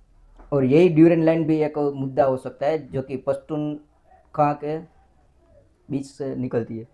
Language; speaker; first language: Hindi; non-native, local second language; Gujarati